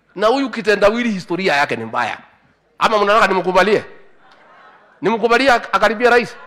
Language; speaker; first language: Swahili; non-native, local second language; Kikuyu